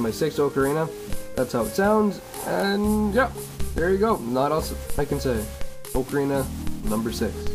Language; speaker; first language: English; native; English